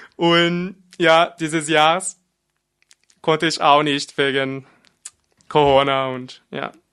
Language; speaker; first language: German; non-native, fluent; Portuguese